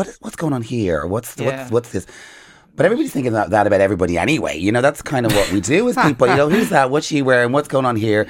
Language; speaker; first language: English; native; English